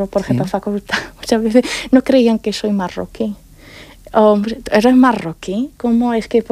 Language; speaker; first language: Spanish; non-native, fluent; Arabic